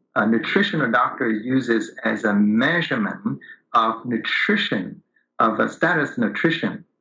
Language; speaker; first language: English; early bilingual, other home language; Vietnamese